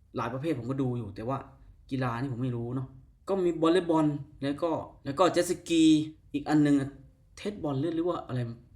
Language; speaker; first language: Thai; native; Thai